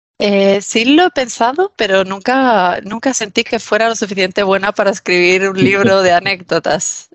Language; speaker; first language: Spanish; native; Spanish